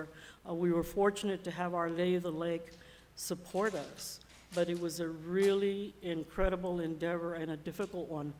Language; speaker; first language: English; native; English